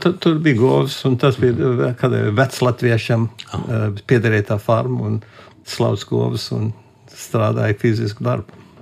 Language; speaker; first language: Latvian; early bilingual, heritage; Latvian